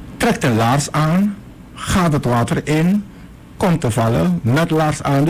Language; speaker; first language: Dutch; native; Dutch